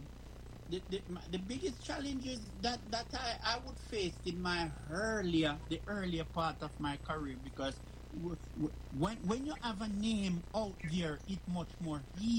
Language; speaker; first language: English; non-native, local second language; Jamaican Creole English